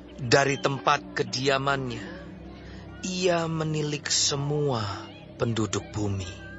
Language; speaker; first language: Indonesian; native; Indonesian